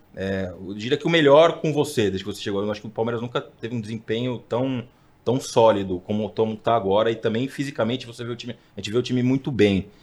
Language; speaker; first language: Portuguese; native; Portuguese